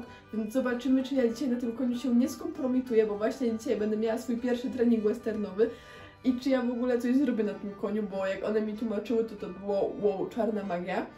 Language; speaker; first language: Polish; native; Polish